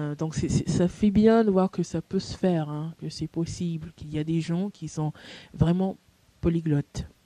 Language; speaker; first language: French; non-native, fluent; English